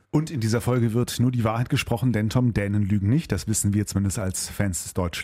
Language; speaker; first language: German; native; German